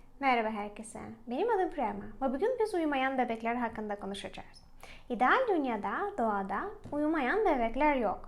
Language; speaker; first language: Turkish; non-native, fluent; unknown